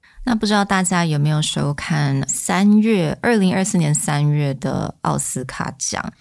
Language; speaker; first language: Chinese; native; Chinese